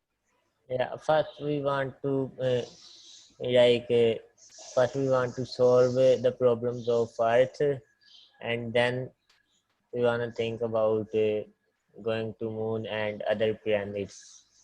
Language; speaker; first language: English; non-native, learner; Punjabi